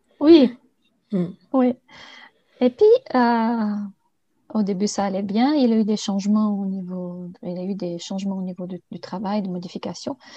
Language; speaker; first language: French; non-native, fluent; Bulgarian